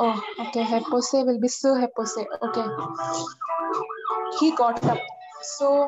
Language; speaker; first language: English; non-native, learner; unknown